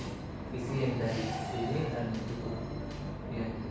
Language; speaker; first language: Indonesian; non-native, learner; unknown